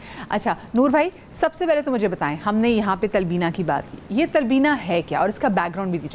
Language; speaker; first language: Urdu; native; Urdu